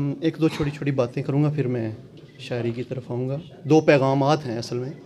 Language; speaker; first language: Urdu; non-native, local second language; Punjabi